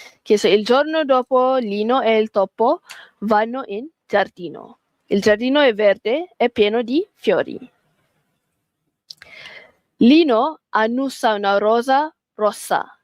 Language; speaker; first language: Italian; non-native, fluent; Malay